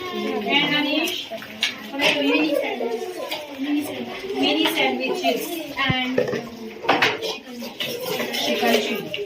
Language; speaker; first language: English; non-native, local second language; Hindi